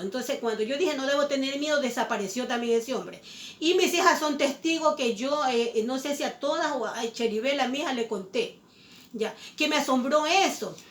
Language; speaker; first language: Spanish; native; Spanish